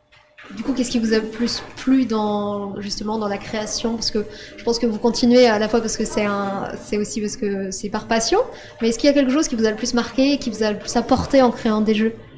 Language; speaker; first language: French; native; French